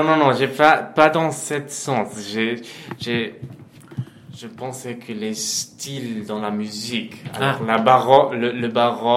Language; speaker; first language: French; non-native, fluent; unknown